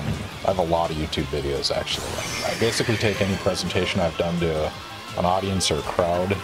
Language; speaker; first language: English; native; English